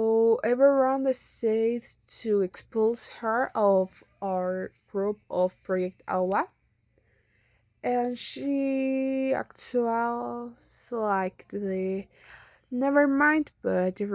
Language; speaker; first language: English; non-native, learner; Spanish